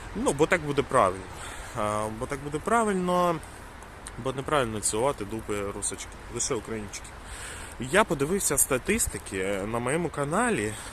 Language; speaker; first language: Ukrainian; non-native, local second language; Russian